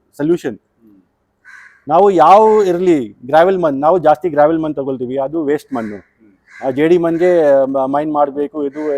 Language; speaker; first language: Kannada; non-native, local second language; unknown